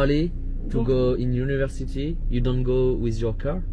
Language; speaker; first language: English; non-native, learner; French